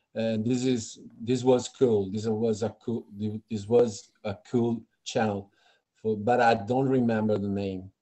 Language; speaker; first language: English; native; English